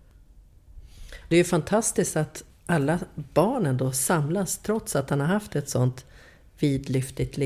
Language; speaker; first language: Swedish; native; Swedish